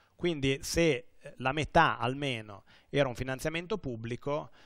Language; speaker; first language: Italian; native; Italian